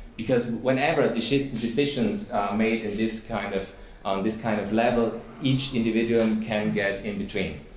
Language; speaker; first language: English; non-native, fluent; German